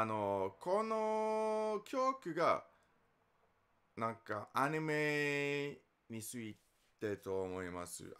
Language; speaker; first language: Japanese; non-native, learner; English